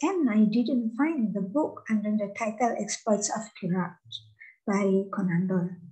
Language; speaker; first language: English; non-native, fluent; Indonesian